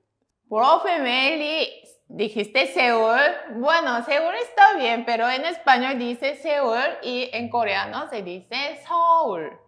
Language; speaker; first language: Spanish; non-native, fluent; Korean